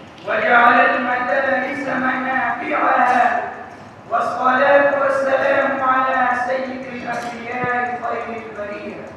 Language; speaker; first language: Arabic; non-native, learner; Urdu